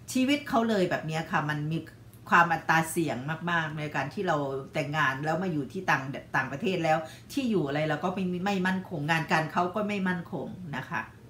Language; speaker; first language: Thai; native; Thai